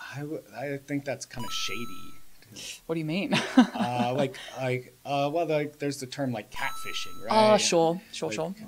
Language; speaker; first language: English; native; English